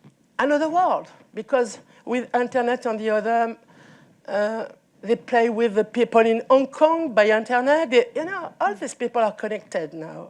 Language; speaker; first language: English; non-native, learner; French